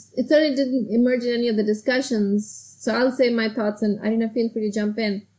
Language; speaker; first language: English; non-native, local second language; Hindi